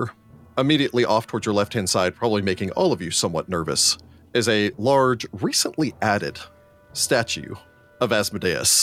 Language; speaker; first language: English; native; English